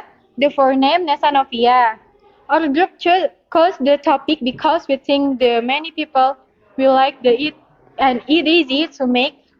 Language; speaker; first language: English; non-native, learner; Indonesian